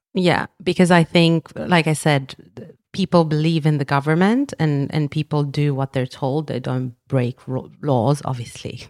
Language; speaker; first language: English; early bilingual, other home language; Romanian